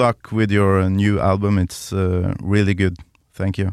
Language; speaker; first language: English; non-native, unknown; Norwegian